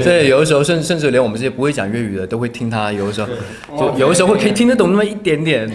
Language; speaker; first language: Chinese; native; Chinese